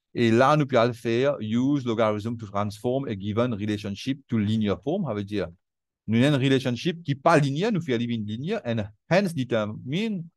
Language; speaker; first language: French; non-native, local second language; Morisyen